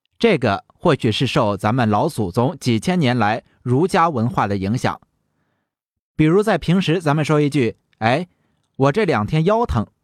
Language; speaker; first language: Chinese; native; Chinese